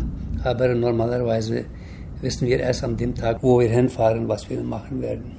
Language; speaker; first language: German; early bilingual, heritage; German